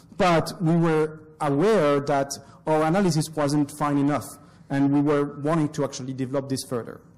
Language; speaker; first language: English; non-native, fluent; French